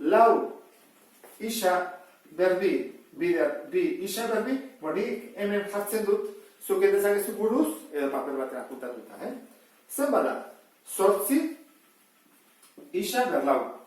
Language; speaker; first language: Basque; native; Basque